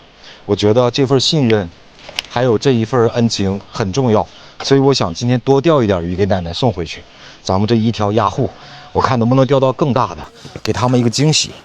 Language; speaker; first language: Chinese; native; Chinese